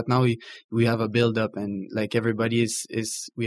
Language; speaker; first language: English; native; English